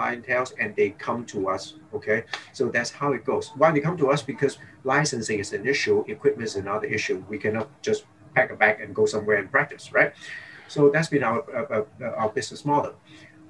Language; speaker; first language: English; non-native, local second language; Cantonese